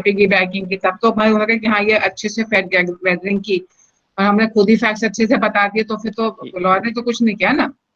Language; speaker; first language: Hindi; native; Hindi